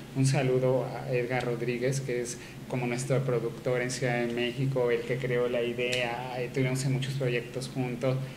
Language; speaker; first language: Spanish; native; Spanish